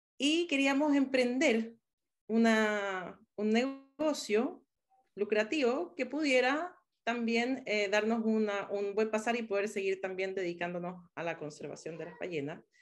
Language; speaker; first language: Spanish; native; Spanish